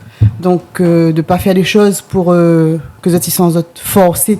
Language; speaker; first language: French; non-native, local second language; Réunion Creole French